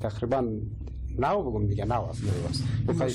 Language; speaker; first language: Persian; native; Persian